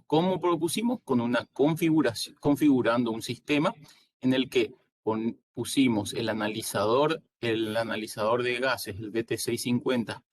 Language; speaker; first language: Spanish; native; Spanish